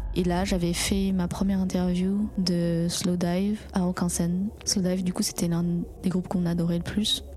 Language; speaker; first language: French; early bilingual, other home language; Chinese